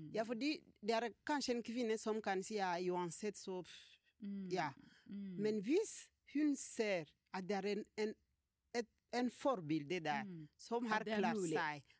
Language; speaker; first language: Norwegian; non-native, fluent; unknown